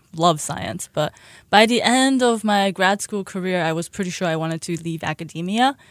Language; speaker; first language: English; early bilingual, other home language; Chinese